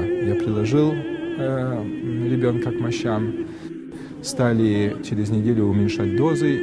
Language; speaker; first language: Russian; native; Russian